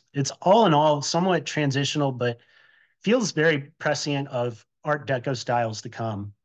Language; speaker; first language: English; native; English